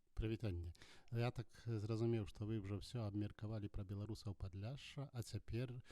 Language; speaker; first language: Belarusian; native; Belarusian